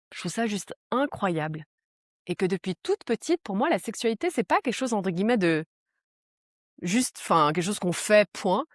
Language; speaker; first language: French; early bilingual, other home language; Portuguese